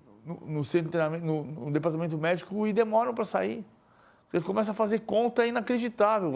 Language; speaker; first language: Portuguese; native; Portuguese